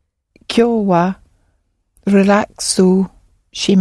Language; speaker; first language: Japanese; non-native, learner; English